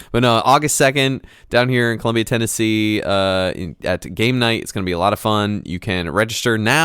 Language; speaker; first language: English; native; English